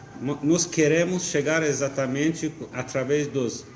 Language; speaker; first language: Portuguese; non-native, fluent; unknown